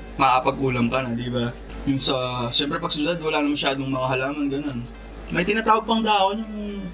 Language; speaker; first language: Filipino; non-native, local second language; Pampanga